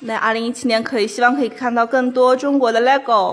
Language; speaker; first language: Chinese; native; Chinese